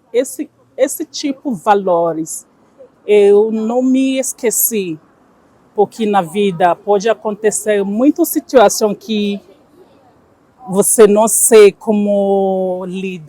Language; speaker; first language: Portuguese; non-native, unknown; Igbo